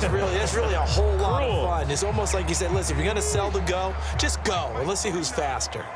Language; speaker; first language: English; native; English